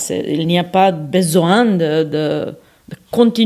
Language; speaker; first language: French; non-native, fluent; Serbian